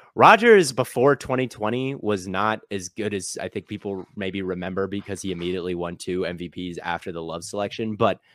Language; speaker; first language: English; native; English